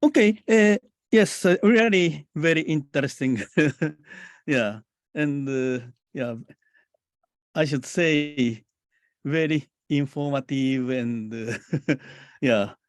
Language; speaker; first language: English; non-native, fluent; Japanese